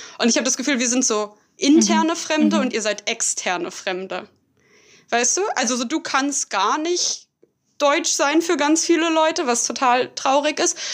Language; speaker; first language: German; native; German